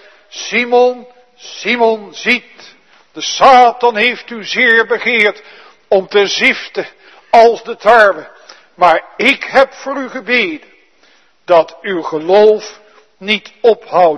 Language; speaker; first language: Dutch; native; Dutch